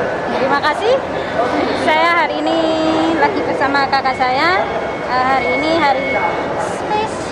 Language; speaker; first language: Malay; non-native, local second language; Javanese